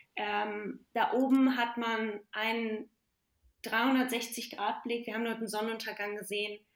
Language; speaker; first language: German; native; German